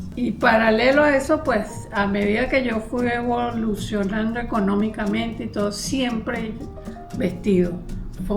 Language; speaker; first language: Spanish; native; Spanish